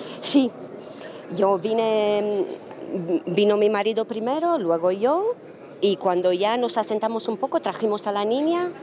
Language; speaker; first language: Spanish; non-native, fluent; Romanian